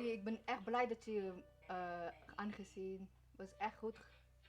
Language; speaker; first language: Dutch; early bilingual, other home language; Persian